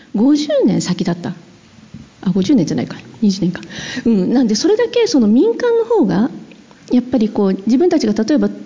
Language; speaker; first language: Japanese; native; Japanese